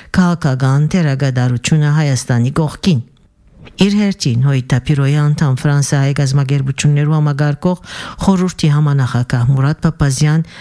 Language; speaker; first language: Armenian; early bilingual, heritage; Armenian